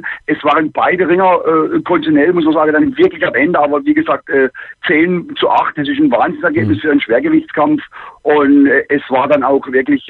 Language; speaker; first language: German; native; German